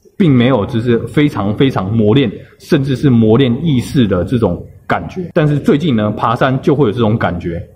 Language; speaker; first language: Chinese; native; Chinese